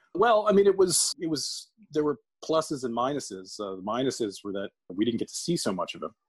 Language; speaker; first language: English; native; English